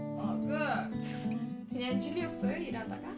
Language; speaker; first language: Korean; non-native, learner; Turkish